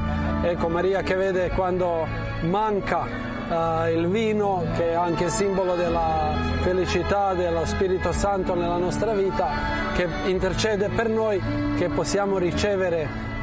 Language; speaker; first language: Italian; non-native, fluent; Croatian